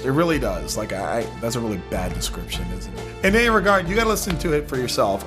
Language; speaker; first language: English; native; English